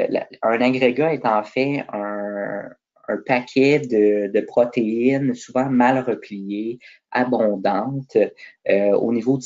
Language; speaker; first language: French; native; French